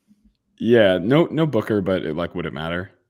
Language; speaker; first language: English; native; English